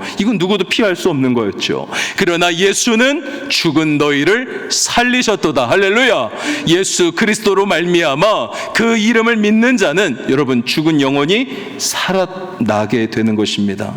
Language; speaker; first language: Korean; native; Korean